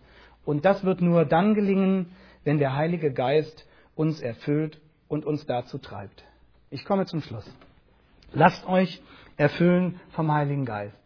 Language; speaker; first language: German; native; German